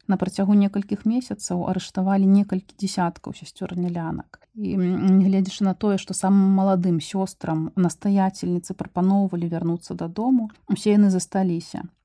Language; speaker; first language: Belarusian; non-native, local second language; Russian